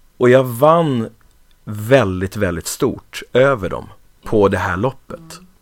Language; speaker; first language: Swedish; early bilingual, other home language; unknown